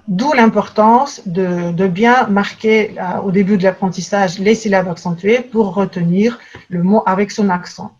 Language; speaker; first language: French; non-native, fluent; Russian